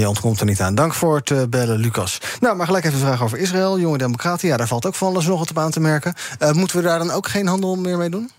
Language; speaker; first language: Dutch; native; Dutch